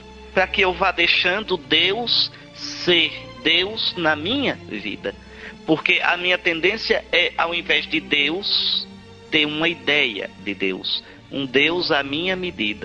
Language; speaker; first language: Portuguese; native; Portuguese